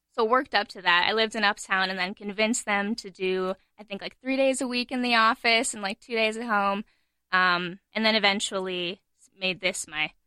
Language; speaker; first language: English; native; English